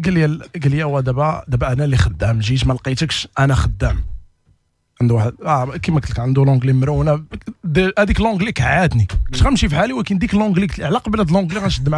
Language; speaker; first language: Arabic; native; Arabic